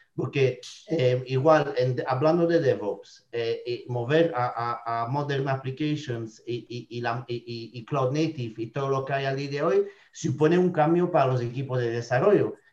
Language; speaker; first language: Spanish; non-native, fluent; French